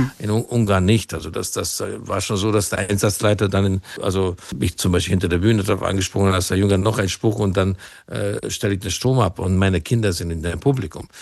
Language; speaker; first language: German; non-native, fluent; Hungarian